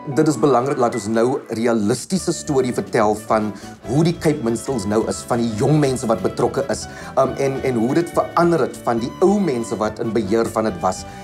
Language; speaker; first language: Afrikaans; native; Afrikaans